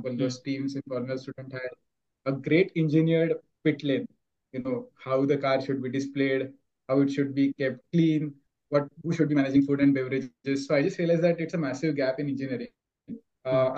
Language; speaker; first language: English; non-native, local second language; Marathi